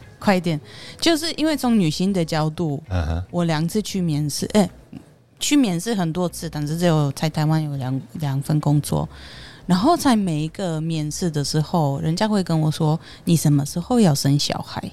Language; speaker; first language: Chinese; non-native, fluent; Polish